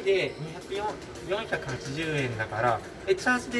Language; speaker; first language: Japanese; native; Japanese